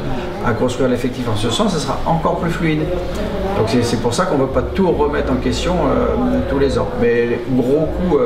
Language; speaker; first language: French; native; French